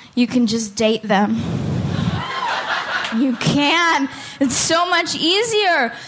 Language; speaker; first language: English; native; English